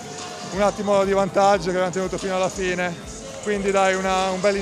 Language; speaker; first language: Italian; native; Italian